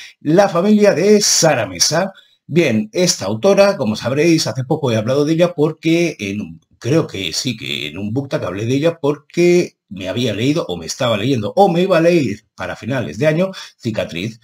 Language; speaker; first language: Spanish; native; Spanish